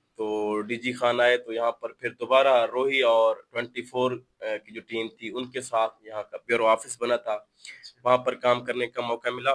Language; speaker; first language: Urdu; non-native, local second language; Baluchi